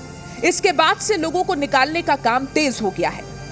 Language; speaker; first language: Hindi; native; Hindi